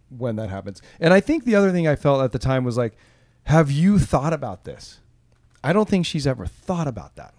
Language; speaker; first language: English; native; English